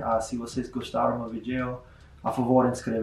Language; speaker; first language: Portuguese; non-native, learner; English